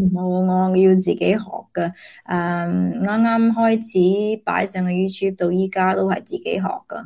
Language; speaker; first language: Cantonese; early bilingual, heritage; Cantonese